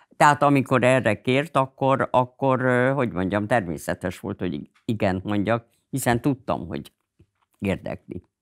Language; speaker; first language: Hungarian; native; Hungarian